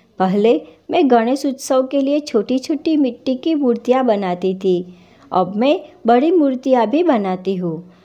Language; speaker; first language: Hindi; non-native, local second language; Gujarati